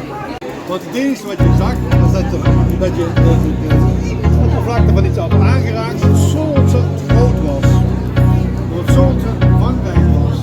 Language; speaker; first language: Dutch; native; Dutch